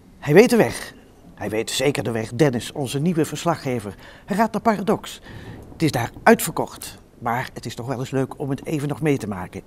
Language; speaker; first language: Dutch; native; Dutch